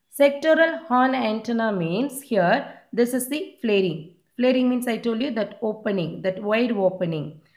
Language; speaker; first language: English; non-native, local second language; Tamil